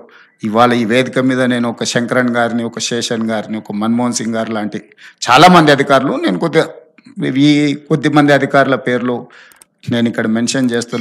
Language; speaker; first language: Telugu; native; Telugu